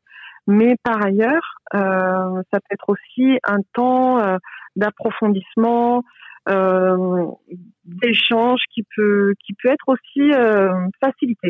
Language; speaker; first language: French; native; French